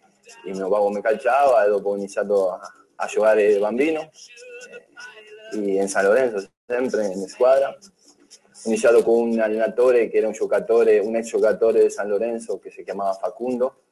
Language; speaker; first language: Italian; non-native, fluent; Spanish